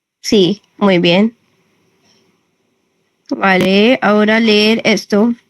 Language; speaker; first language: Spanish; non-native, learner; Hindi